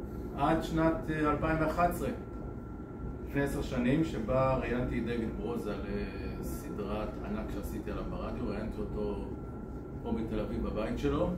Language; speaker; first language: Hebrew; native; Hebrew